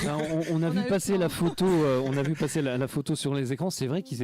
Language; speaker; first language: French; native; French